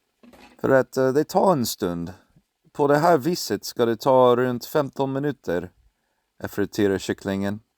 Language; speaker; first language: Swedish; non-native, fluent; English